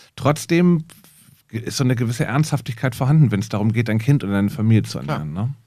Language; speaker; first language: German; native; German